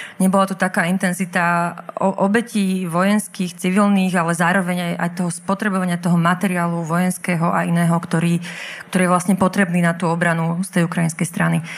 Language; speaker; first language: Slovak; native; Slovak